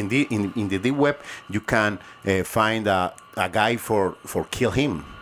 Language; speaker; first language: English; non-native, learner; Spanish